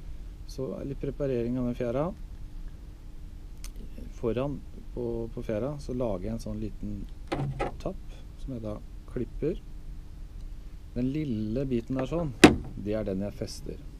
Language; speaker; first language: Norwegian; native; Norwegian